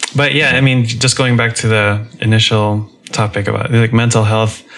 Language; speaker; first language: English; native; English